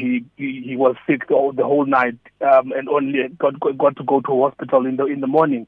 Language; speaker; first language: English; non-native, local second language; Xhosa